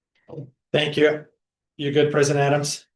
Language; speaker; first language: English; native; English